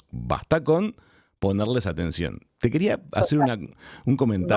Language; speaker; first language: Spanish; native; Spanish